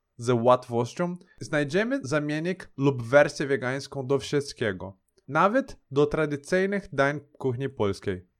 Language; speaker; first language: Polish; non-native, learner; Portuguese